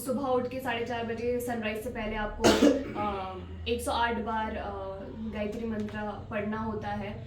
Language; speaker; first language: Hindi; native; Hindi